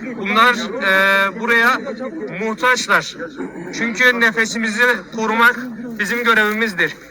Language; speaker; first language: Turkish; native; Turkish